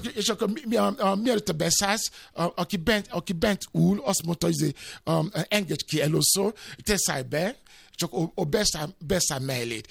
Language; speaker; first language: Hungarian; non-native, fluent; Yoruba